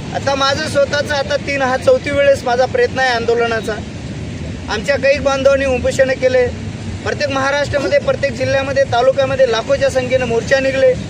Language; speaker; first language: Marathi; non-native, local second language; Lambadi